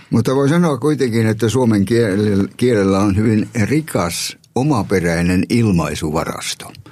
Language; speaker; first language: Finnish; native; Finnish